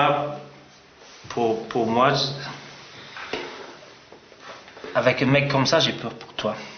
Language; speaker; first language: French; non-native, fluent; English